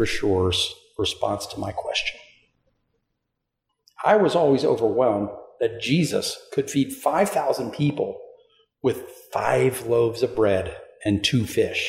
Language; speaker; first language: English; native; English